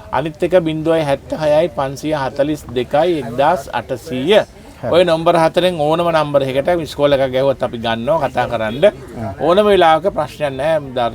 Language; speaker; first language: Sinhala; native; Sinhala